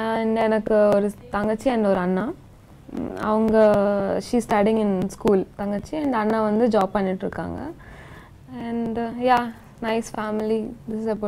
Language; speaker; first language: Tamil; non-native, local second language; Telugu